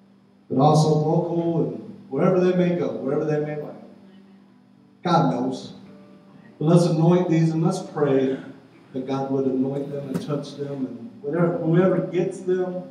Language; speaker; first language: English; native; English